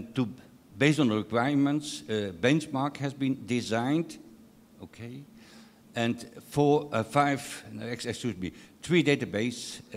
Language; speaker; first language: English; non-native, fluent; Dutch